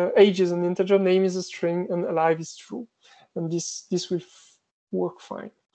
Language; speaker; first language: English; non-native, fluent; French